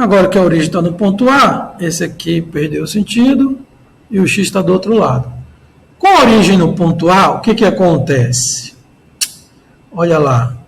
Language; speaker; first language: Portuguese; native; Portuguese